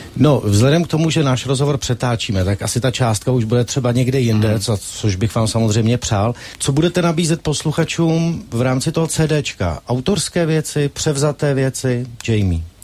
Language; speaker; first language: Czech; native; Czech